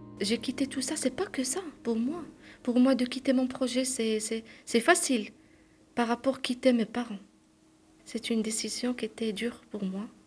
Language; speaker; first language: French; non-native, local second language; Arabic